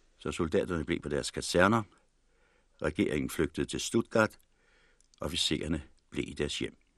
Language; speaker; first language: Danish; native; Danish